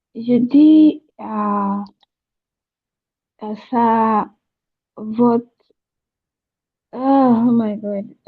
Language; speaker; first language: French; non-native, learner; Yoruba